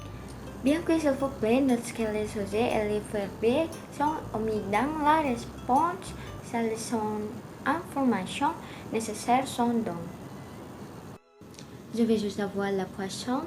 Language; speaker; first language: French; non-native, learner; Indonesian